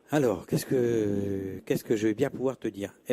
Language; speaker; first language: French; native; French